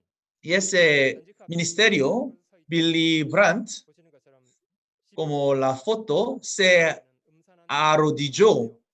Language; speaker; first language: Spanish; non-native, fluent; Korean